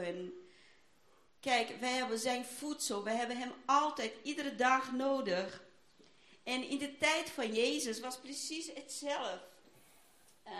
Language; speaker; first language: Dutch; non-native, fluent; Portuguese